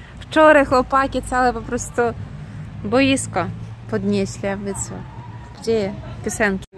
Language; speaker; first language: Polish; non-native, fluent; Ukrainian